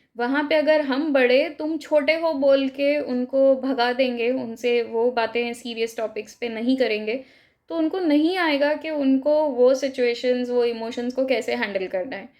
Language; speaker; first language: Hindi; native; Hindi